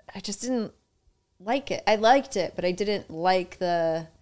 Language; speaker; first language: English; native; English